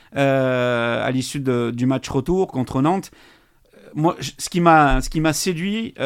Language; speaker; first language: French; native; French